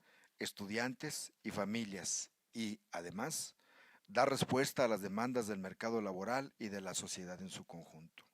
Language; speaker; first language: Spanish; native; Spanish